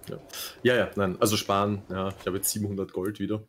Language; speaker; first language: German; native; German